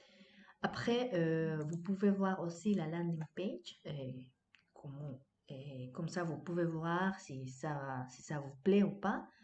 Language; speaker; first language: French; non-native, fluent; Spanish